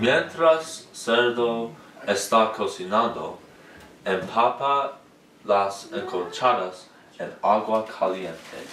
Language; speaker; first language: Spanish; non-native, learner; English